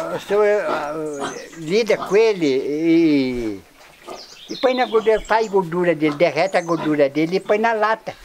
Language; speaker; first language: Portuguese; native; Portuguese